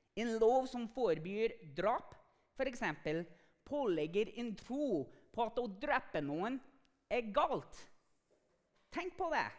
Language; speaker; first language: Norwegian; non-native, fluent; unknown